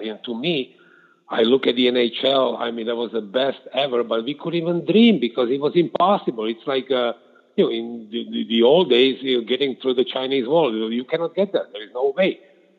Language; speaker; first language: English; non-native, fluent; Slovak